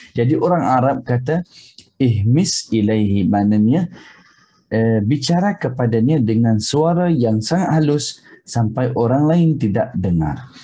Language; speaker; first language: Malay; non-native, fluent; Arabic